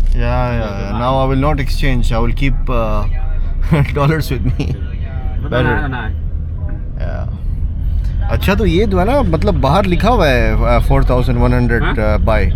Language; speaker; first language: English; non-native, local second language; Urdu